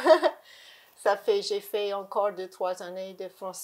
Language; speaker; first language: French; native; French